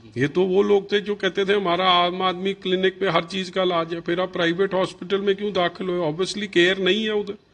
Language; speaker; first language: Hindi; non-native, local second language; Punjabi